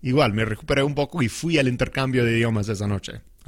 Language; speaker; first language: Spanish; non-native, fluent; English